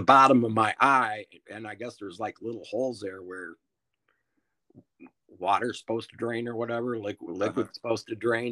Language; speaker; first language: English; native; English